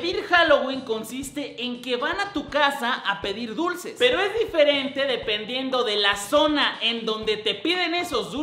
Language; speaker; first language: Spanish; native; Spanish